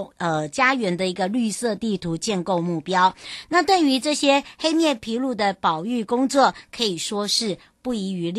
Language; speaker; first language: Chinese; native; Chinese